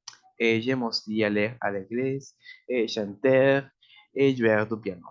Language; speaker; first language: French; non-native, learner; Spanish